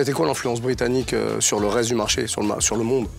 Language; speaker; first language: French; native; French